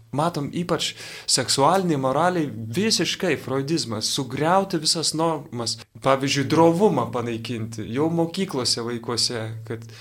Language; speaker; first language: Lithuanian; native; Lithuanian